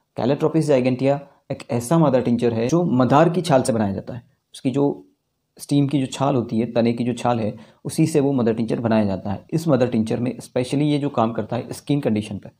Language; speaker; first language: Hindi; native; Hindi